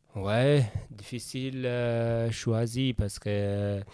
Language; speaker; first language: French; non-native, fluent; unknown